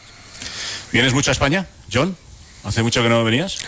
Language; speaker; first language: Spanish; native; Spanish